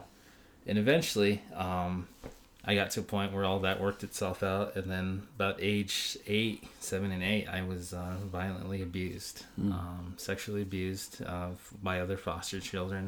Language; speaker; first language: English; native; English